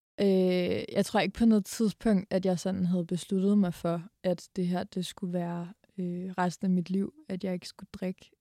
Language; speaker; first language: Danish; native; Danish